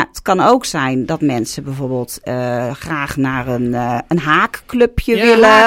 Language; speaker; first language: Dutch; native; Dutch